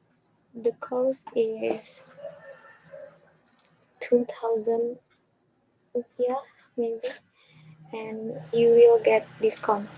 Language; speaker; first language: English; non-native, learner; Indonesian